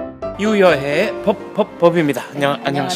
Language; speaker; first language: Korean; native; Korean